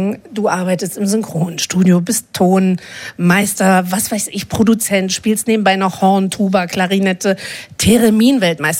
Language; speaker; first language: German; native; German